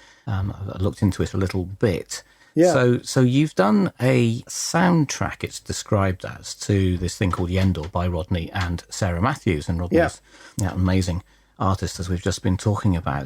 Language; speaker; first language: English; native; English